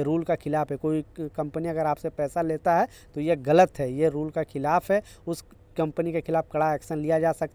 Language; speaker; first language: Hindi; native; Hindi